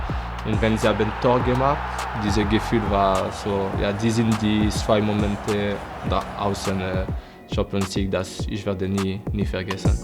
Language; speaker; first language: German; non-native, learner; French